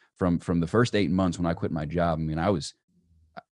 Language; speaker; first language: English; native; English